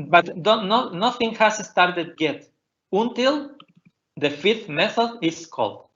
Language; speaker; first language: English; non-native, fluent; Spanish